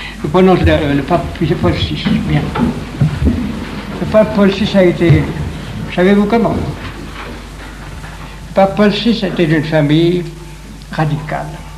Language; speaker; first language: French; native; French